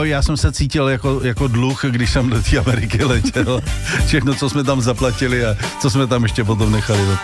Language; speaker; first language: Czech; native; Czech